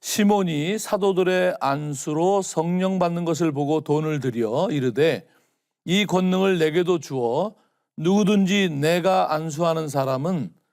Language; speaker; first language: Korean; native; Korean